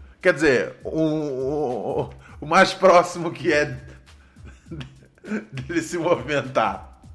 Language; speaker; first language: Portuguese; native; Portuguese